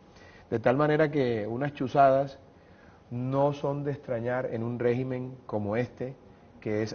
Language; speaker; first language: Spanish; native; Spanish